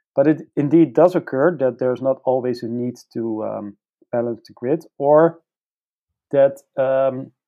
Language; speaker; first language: English; non-native, fluent; Dutch